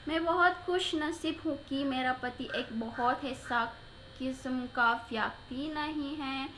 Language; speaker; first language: Hindi; non-native, learner; Indonesian